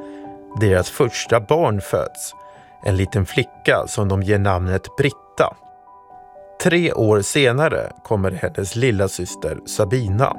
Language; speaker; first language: Swedish; native; Swedish